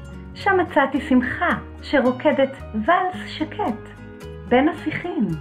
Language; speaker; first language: Hebrew; native; Hebrew